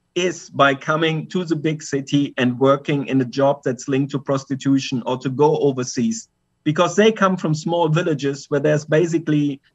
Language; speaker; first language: English; non-native, fluent; German